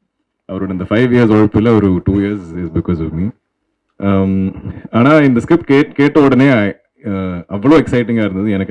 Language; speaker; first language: Tamil; non-native, local second language; Malayalam